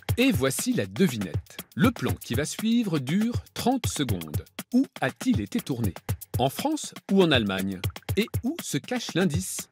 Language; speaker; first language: French; native; French